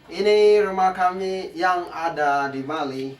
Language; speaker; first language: Indonesian; non-native, fluent; English